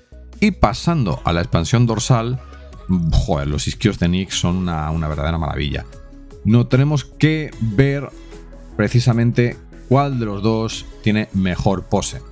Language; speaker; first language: Spanish; native; Spanish